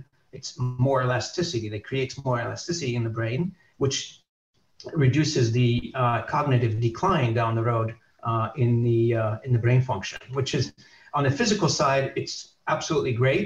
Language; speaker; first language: English; non-native, fluent; Arabic